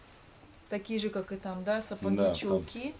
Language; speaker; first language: Russian; native; Russian